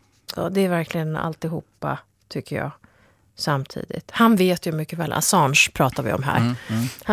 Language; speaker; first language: Swedish; early bilingual, other home language; Kurdish